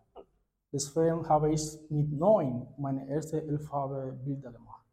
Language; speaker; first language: German; non-native, fluent; Spanish